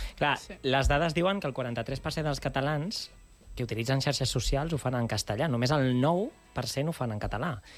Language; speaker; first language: Catalan; native; Catalan